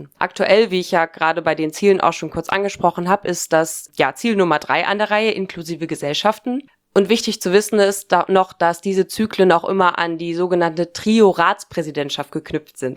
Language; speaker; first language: German; native; German